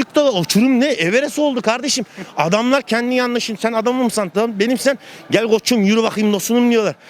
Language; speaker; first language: Turkish; native; Turkish